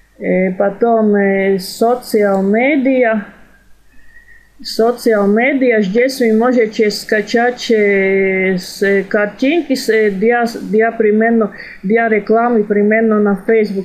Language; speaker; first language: Russian; non-native, fluent; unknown